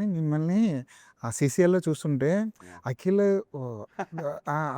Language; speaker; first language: Telugu; native; Telugu